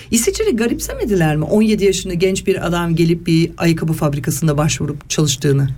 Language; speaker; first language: Turkish; early bilingual, heritage; Turkish